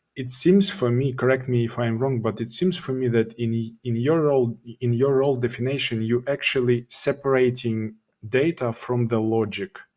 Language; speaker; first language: English; non-native, fluent; Ukrainian